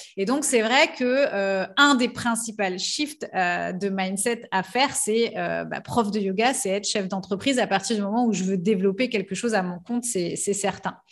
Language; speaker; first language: French; native; French